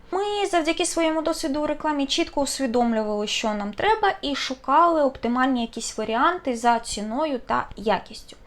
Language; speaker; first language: Ukrainian; non-native, local second language; Russian